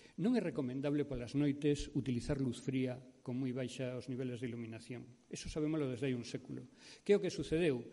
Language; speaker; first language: Galician; native; Galician